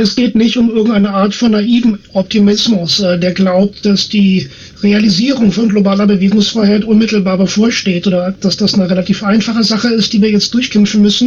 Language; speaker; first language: German; native; German